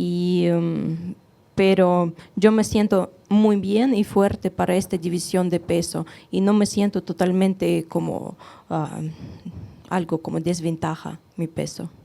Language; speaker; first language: Spanish; non-native, fluent; Russian